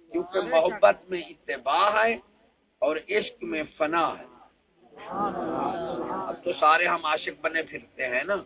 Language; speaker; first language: Urdu; non-native, local second language; Punjabi